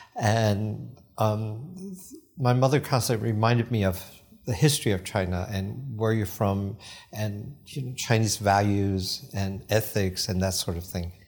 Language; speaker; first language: English; early bilingual, other home language; Cantonese